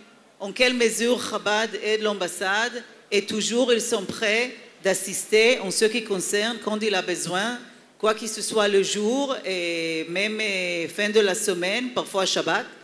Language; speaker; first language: French; non-native, fluent; Hebrew